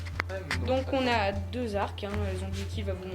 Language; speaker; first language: French; native; French